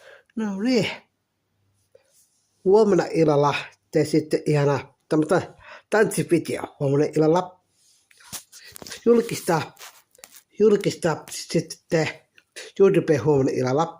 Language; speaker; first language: Finnish; non-native, learner; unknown